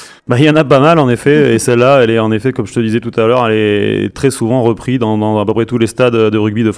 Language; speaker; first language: French; native; French